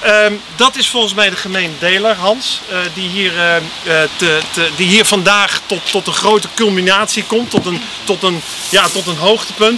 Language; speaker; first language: Dutch; native; Dutch